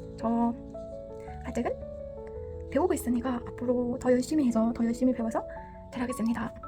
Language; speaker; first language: Korean; non-native, learner; Mongolian